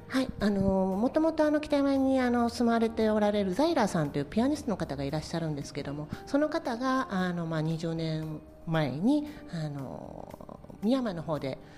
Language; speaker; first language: Japanese; native; Japanese